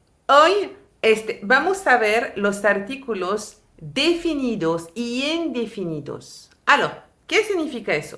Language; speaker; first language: Spanish; non-native, fluent; French